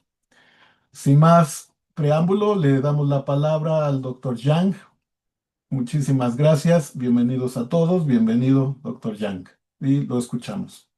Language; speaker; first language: Spanish; native; Spanish